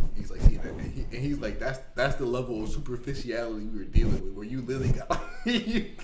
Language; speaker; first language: English; native; English